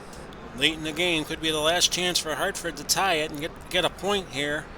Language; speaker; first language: English; native; English